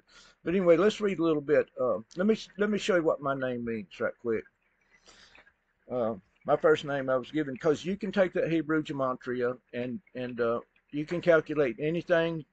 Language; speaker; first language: English; native; English